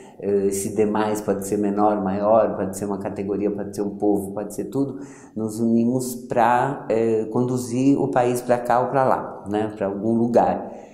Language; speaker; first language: Portuguese; early bilingual, other home language; Yiddish